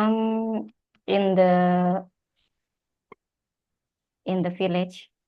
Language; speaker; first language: English; non-native, learner; Indonesian